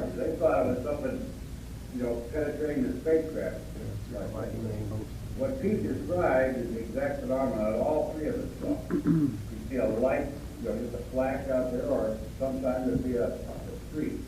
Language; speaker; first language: English; native; English